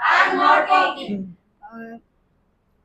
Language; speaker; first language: English; non-native, learner; Hindi